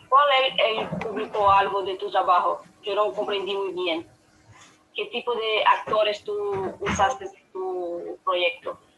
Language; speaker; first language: Spanish; non-native, fluent; Portuguese